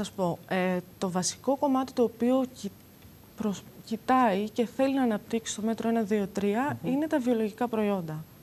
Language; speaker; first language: Greek; native; Greek